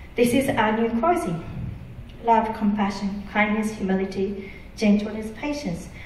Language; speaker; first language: English; non-native, fluent; Japanese